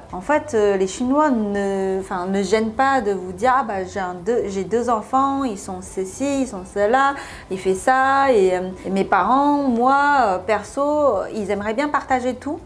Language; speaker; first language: French; non-native, fluent; Chinese